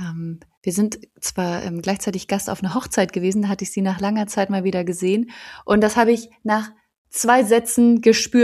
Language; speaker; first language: German; native; German